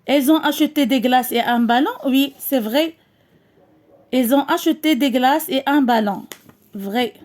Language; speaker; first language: French; non-native, local second language; Arabic